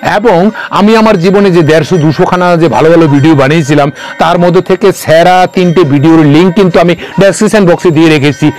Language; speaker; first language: Bangla; non-native, local second language; Kok Borok